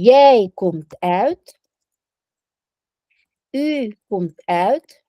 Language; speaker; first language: Dutch; non-native, fluent; Uyghur